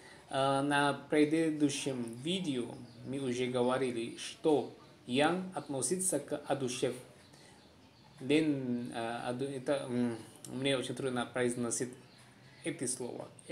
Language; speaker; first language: Russian; non-native, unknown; Indonesian